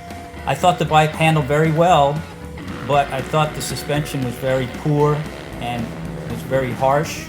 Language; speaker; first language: English; native; English